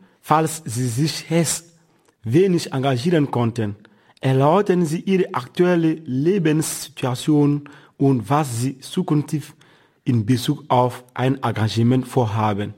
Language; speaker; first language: German; non-native, fluent; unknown